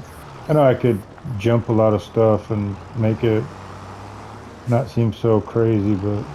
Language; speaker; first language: English; native; English